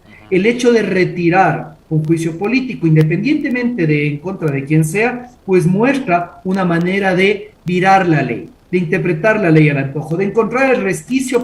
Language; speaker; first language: Spanish; native; Spanish